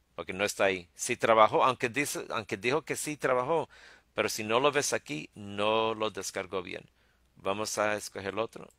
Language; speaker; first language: Spanish; early bilingual, heritage; Spanish